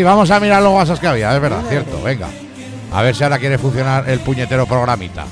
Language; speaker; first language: Spanish; native; Spanish